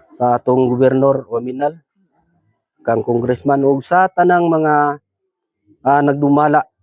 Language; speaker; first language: Cebuano; native; Cebuano